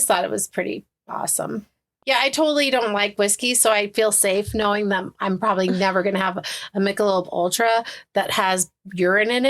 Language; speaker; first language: English; native; English